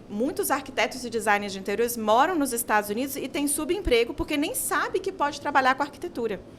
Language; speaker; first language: Portuguese; native; Portuguese